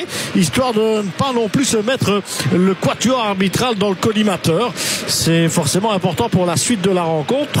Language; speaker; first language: French; native; French